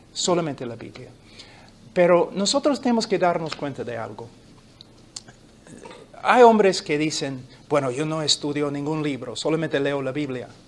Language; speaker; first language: Spanish; non-native, fluent; English